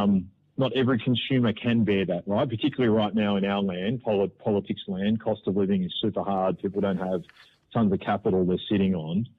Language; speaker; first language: English; native; English